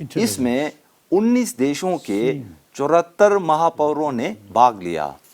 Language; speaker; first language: Hindi; non-native, local second language; Tibetan